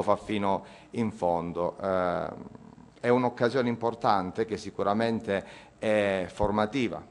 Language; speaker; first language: Italian; native; Italian